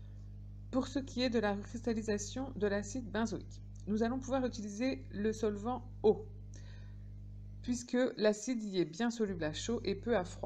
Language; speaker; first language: French; native; French